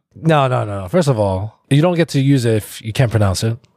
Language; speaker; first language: English; early bilingual, other home language; Korean